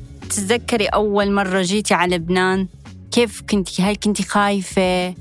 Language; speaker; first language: Arabic; native; Arabic